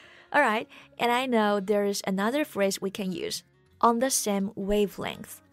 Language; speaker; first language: English; non-native, fluent; Chinese